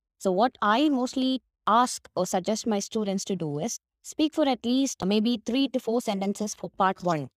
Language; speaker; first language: English; non-native, local second language; Malayalam